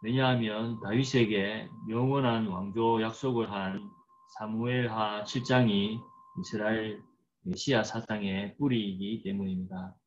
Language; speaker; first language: Korean; native; Korean